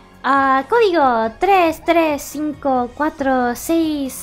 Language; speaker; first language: Spanish; early bilingual, heritage; English